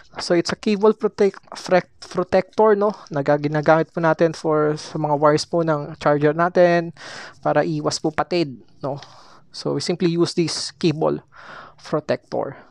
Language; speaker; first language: Filipino; native; Filipino